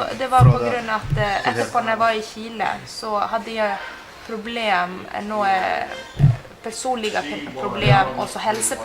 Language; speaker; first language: Norwegian; non-native, fluent; Spanish